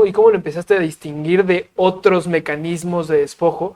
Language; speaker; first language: Spanish; native; Spanish